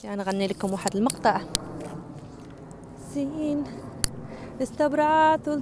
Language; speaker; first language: Arabic; native; Arabic